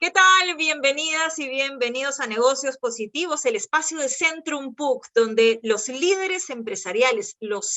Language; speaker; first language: Spanish; native; Spanish